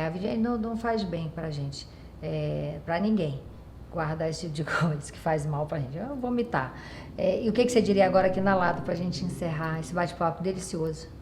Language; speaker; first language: Portuguese; native; Portuguese